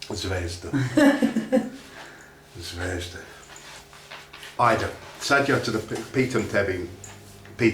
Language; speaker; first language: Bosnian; non-native, learner; English